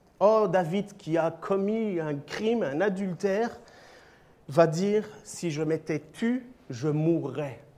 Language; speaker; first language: French; native; French